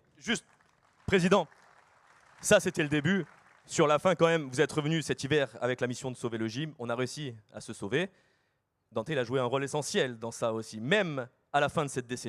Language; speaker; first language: French; native; French